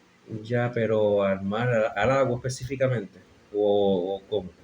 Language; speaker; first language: Spanish; native; Spanish